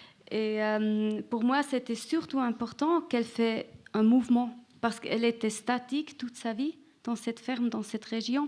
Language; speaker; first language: French; non-native, fluent; Swiss German